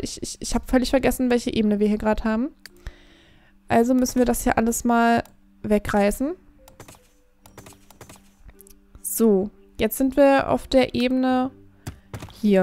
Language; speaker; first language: German; native; German